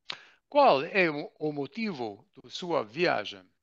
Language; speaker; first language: Portuguese; non-native, learner; English